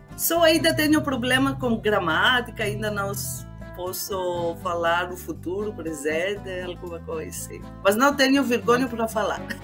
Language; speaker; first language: Portuguese; non-native, fluent; Greek